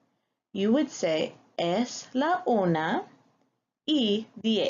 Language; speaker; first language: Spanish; non-native, fluent; English